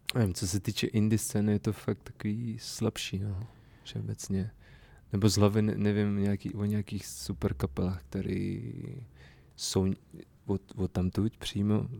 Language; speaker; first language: Czech; non-native, fluent; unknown